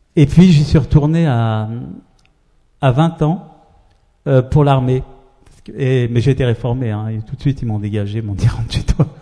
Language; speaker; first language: French; early bilingual, other home language; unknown